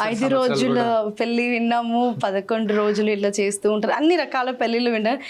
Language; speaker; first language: Telugu; native; Telugu